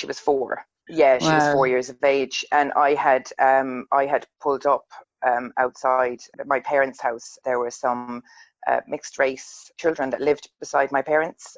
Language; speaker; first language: English; native; English